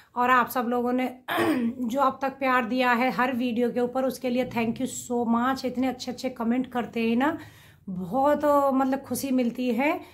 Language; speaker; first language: Hindi; native; Hindi